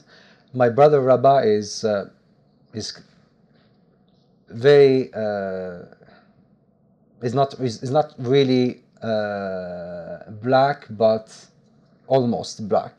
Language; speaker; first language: English; non-native, fluent; Arabic